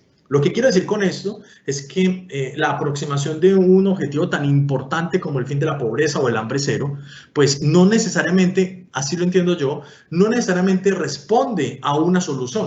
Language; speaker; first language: Spanish; native; Spanish